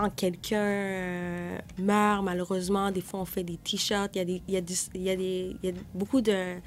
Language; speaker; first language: French; native; French